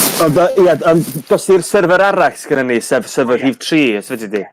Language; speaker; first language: Welsh; native; Welsh